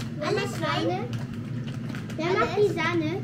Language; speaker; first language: German; early bilingual, other home language; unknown